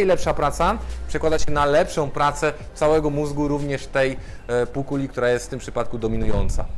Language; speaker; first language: Polish; native; Polish